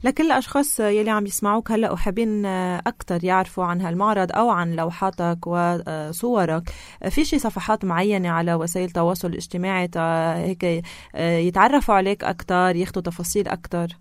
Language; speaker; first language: Arabic; native; Arabic